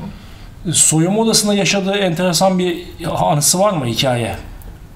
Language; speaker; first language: Turkish; native; Turkish